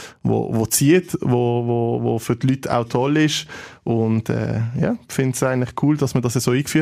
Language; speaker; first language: German; native; German